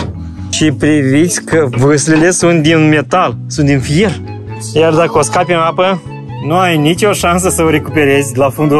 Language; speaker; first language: Romanian; native; Romanian